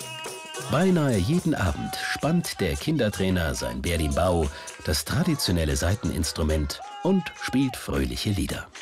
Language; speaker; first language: German; native; German